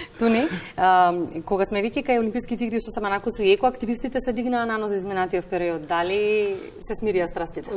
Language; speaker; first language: Macedonian; native; Macedonian